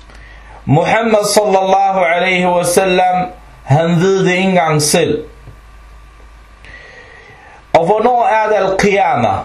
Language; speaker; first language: Danish; early bilingual, other home language; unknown